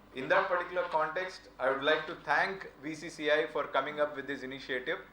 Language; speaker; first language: English; non-native, local second language; Telugu